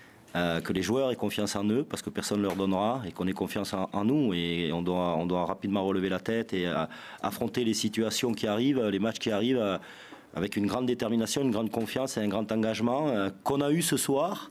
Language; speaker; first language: French; native; French